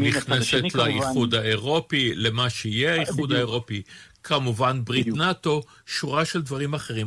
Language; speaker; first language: Hebrew; native; Hebrew